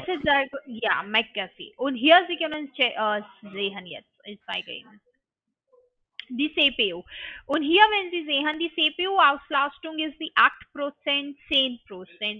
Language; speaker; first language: German; non-native, learner; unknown